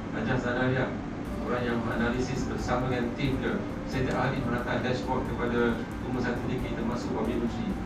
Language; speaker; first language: Malay; native; Malay